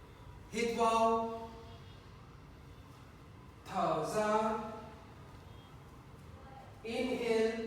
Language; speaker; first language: Vietnamese; non-native, learner; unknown